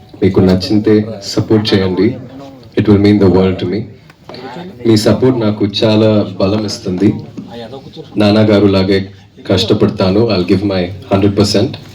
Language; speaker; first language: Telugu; non-native, local second language; Tamil